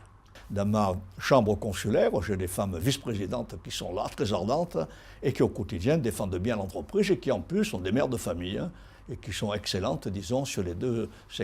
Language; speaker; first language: French; native; French